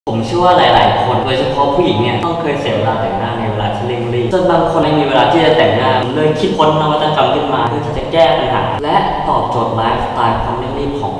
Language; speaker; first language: Thai; native; Thai